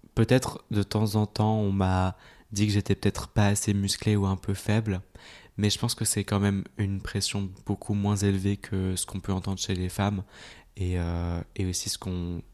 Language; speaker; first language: French; native; French